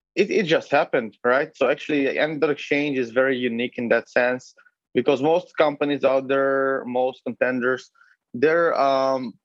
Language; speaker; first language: English; non-native, fluent; Hebrew